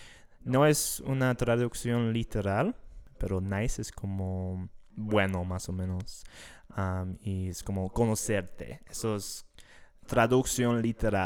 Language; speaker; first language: Spanish; non-native, fluent; English